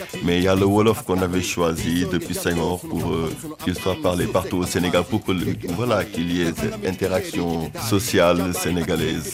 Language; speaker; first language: French; non-native, local second language; Wolof